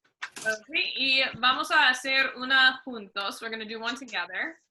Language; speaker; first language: Spanish; non-native, fluent; English